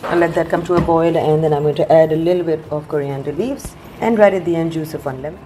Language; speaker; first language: English; non-native, local second language; Urdu